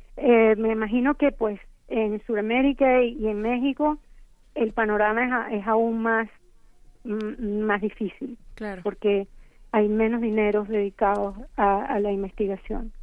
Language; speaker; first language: Spanish; native; Spanish